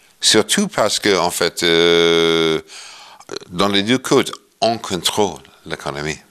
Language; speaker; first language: French; non-native, fluent; English